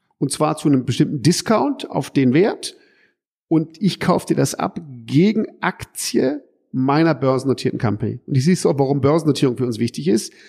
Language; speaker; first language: German; early bilingual, heritage; German